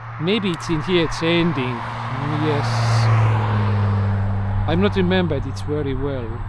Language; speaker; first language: English; non-native, learner; Estonian